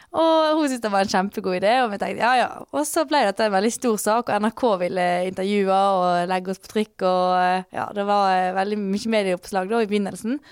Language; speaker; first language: Norwegian; native; Norwegian